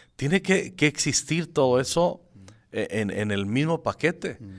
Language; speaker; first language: Spanish; native; Spanish